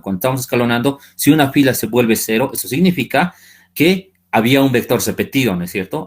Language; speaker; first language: Spanish; native; Spanish